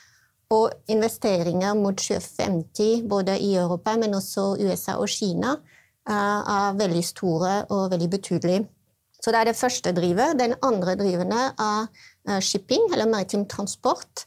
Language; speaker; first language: Norwegian; non-native, fluent; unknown